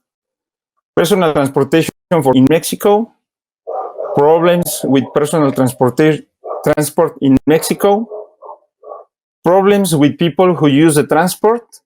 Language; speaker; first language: English; non-native, learner; Spanish